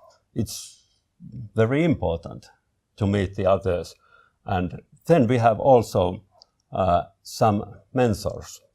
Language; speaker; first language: English; non-native, fluent; Finnish